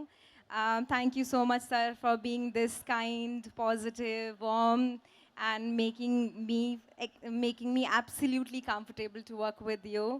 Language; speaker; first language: Telugu; non-native, learner; Hindi